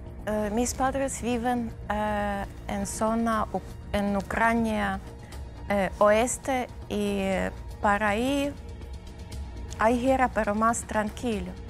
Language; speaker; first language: Spanish; non-native, learner; Ukrainian